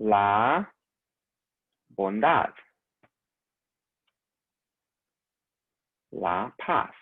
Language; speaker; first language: Spanish; non-native, fluent; English